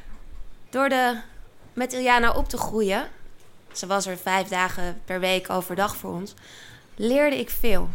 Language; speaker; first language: Dutch; native; Dutch